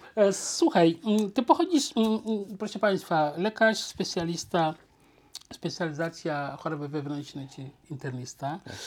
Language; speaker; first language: Polish; non-native, fluent; Wolof